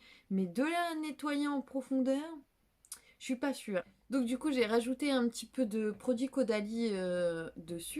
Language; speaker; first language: French; native; French